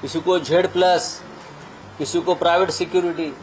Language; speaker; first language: Hindi; non-native, local second language; Marathi